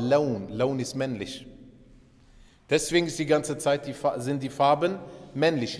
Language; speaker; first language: German; early bilingual, other home language; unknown